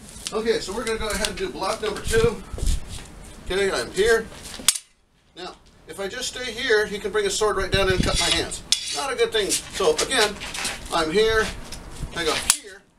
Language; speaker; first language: English; native; English